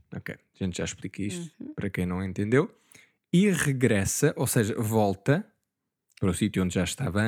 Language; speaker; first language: Portuguese; native; Portuguese